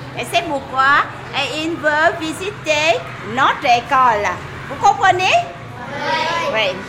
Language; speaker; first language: French; non-native, fluent; Vietnamese